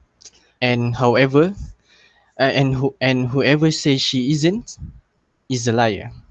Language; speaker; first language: English; non-native, local second language; Malay